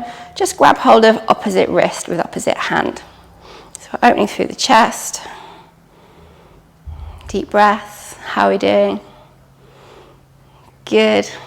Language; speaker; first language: English; native; English